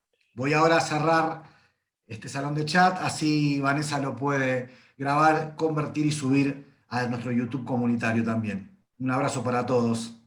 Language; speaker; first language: Spanish; native; Spanish